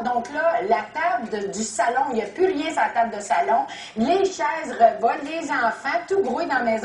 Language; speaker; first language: French; native; French